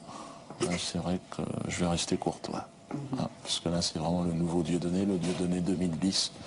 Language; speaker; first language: French; native; French